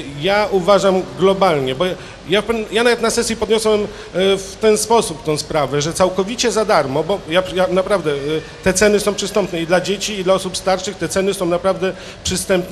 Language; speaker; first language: Polish; native; Polish